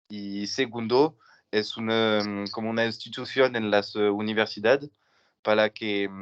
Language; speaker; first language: Spanish; non-native, learner; French